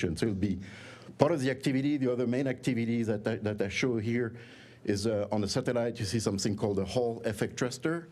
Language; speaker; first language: English; non-native, fluent; French